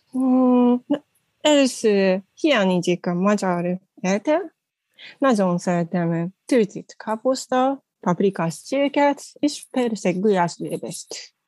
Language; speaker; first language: Hungarian; non-native, learner; Japanese